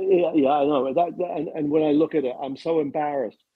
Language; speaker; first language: English; native; English